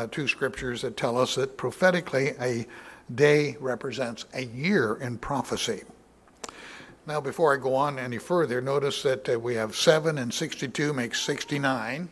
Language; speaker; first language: English; native; English